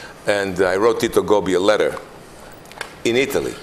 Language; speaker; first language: English; native; English